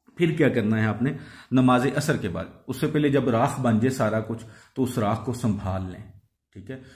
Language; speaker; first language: Urdu; non-native, local second language; Punjabi